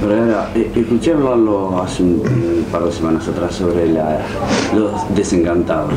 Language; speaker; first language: Spanish; native; Spanish